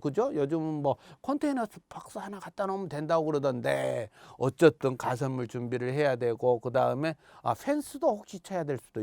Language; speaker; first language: Korean; native; Korean